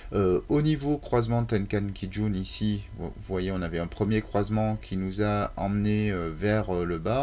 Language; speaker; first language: French; native; French